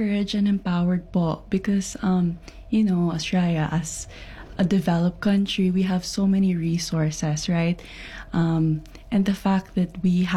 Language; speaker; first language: English; non-native, local second language; Filipino